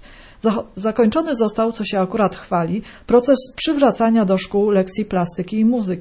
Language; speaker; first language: Polish; native; Polish